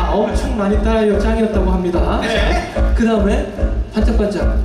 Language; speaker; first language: Korean; native; Korean